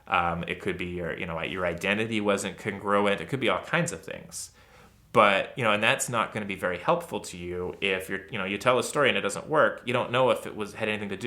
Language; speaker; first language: English; native; English